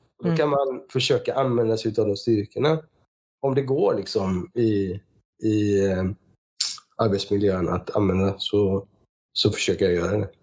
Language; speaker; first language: Swedish; early bilingual, other home language; Persian